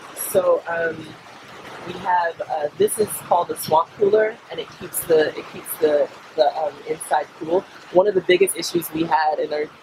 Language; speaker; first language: English; native; English